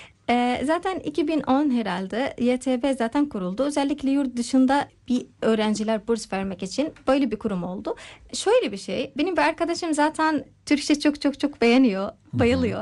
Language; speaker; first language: Turkish; non-native, fluent; Arabic